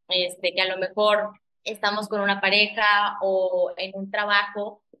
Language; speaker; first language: Spanish; early bilingual, heritage; Spanish